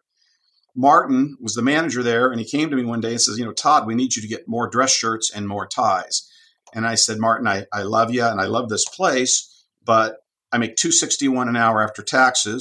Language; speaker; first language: English; native; English